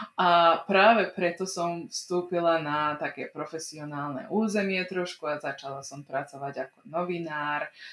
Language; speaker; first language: Slovak; early bilingual, heritage; Slovak